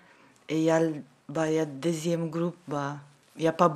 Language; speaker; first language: French; non-native, learner; Ukrainian